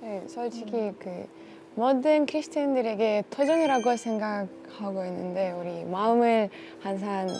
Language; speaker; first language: Korean; non-native, fluent; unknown